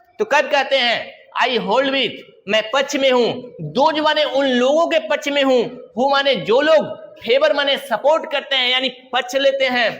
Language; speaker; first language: Hindi; native; Hindi